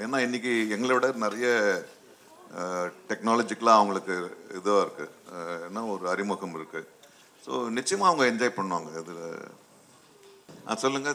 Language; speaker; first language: Tamil; native; Tamil